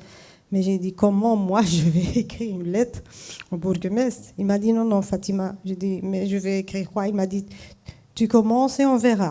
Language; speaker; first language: French; non-native, fluent; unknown